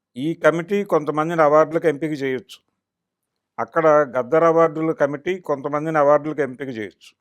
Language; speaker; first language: Telugu; native; Telugu